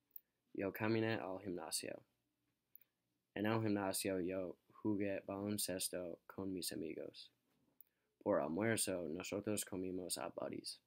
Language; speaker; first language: Spanish; non-native, learner; English